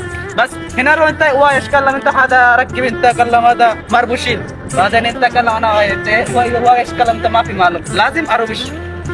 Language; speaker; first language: Arabic; non-native, learner; Bangla